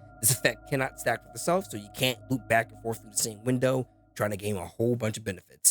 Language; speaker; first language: English; native; English